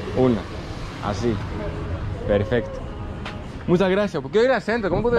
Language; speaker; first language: Spanish; non-native, learner; Greek